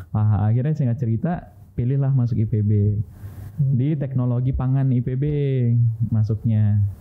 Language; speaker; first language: Indonesian; native; Indonesian